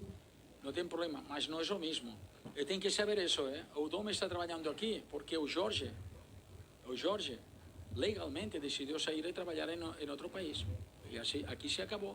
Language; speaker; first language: Portuguese; non-native, learner; Spanish